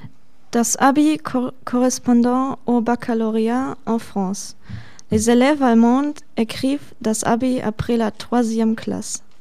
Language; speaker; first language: French; non-native, learner; German